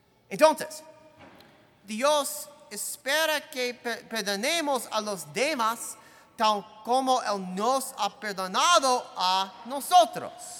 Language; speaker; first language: Spanish; non-native, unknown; English